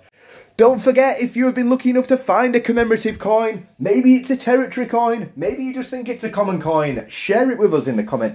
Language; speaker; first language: English; native; English